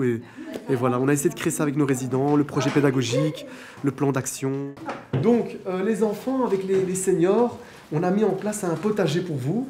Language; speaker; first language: French; native; French